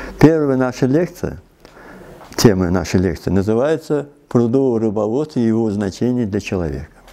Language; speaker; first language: Russian; non-native, local second language; Uzbek